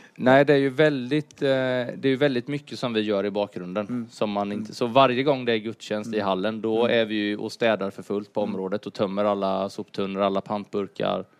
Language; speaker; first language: Swedish; native; Swedish